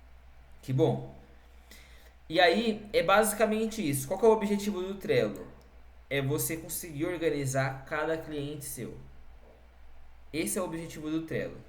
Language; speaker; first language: Portuguese; native; Portuguese